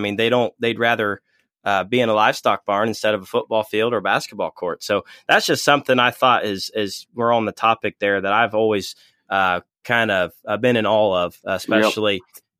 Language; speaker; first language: English; native; English